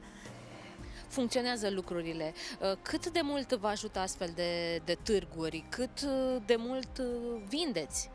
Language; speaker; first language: Romanian; native; Romanian